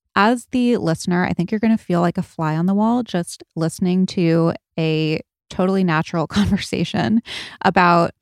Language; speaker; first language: English; native; English